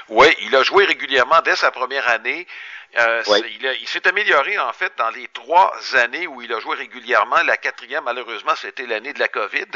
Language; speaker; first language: French; native; French